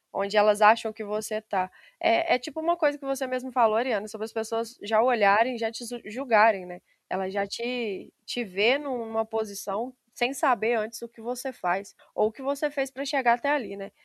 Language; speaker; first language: Portuguese; native; Portuguese